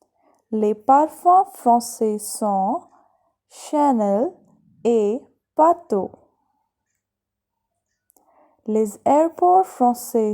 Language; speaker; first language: French; non-native, fluent; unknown